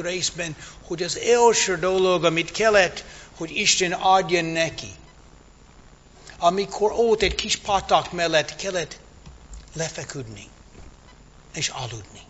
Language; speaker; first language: Hungarian; non-native, fluent; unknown